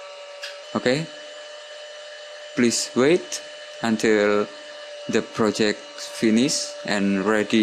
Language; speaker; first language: English; non-native, learner; Indonesian